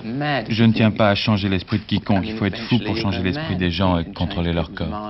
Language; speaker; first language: French; native; French